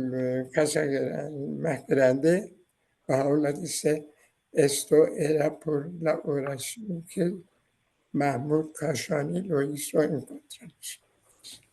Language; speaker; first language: Spanish; non-native, learner; Persian